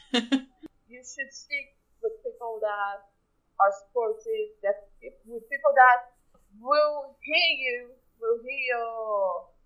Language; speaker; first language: English; non-native, fluent; Portuguese